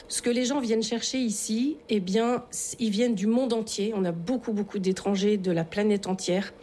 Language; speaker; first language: French; native; French